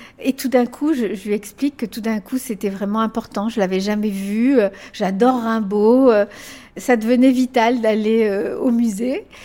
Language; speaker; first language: French; early bilingual, other home language; Spanish